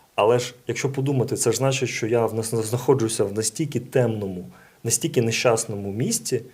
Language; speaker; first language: Ukrainian; non-native, local second language; Russian